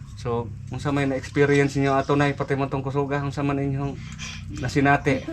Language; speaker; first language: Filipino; non-native, local second language; Cebuano